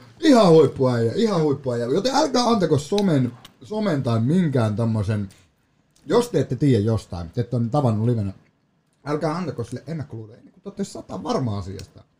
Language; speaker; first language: Finnish; native; Finnish